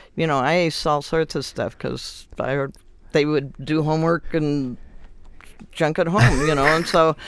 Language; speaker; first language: English; native; English